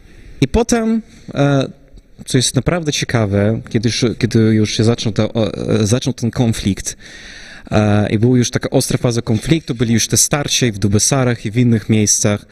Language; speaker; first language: Polish; non-native, fluent; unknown